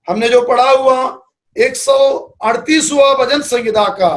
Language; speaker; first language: Hindi; non-native, local second language; Malayalam